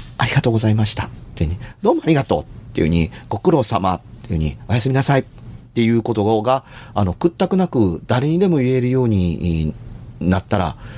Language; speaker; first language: Japanese; native; Japanese